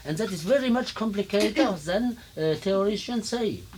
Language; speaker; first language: English; non-native, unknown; French